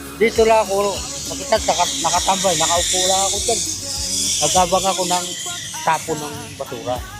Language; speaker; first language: Filipino; non-native, local second language; Cebuano